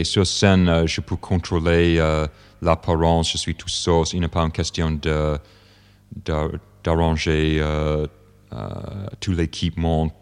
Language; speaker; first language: French; non-native, fluent; English